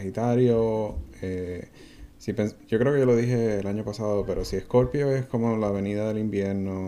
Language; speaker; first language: Spanish; native; Spanish